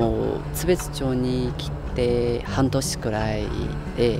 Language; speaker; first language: Japanese; non-native, learner; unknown